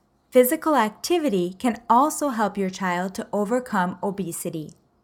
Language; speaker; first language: English; native; English